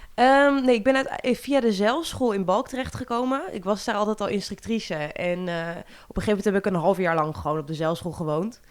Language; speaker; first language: Dutch; native; Dutch